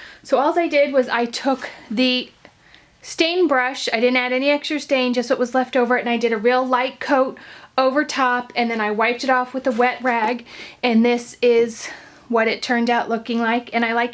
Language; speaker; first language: English; native; English